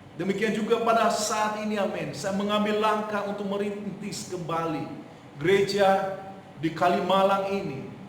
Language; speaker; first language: Indonesian; non-native, local second language; Nias